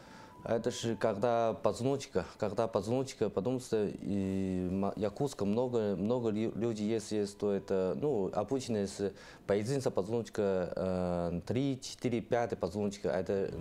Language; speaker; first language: Russian; non-native, learner; Chinese